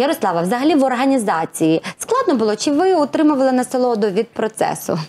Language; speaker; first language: Ukrainian; native; Ukrainian